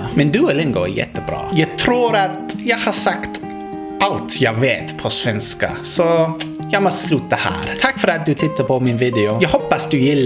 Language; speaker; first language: Swedish; non-native, learner; English